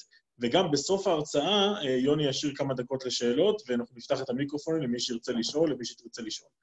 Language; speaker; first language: Hebrew; native; Hebrew